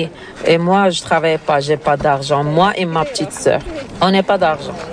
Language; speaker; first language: French; non-native, learner; Arabic